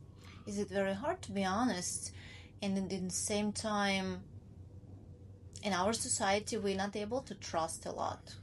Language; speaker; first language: English; non-native, learner; Ukrainian